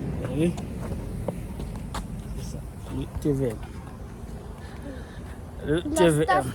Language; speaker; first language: French; native; French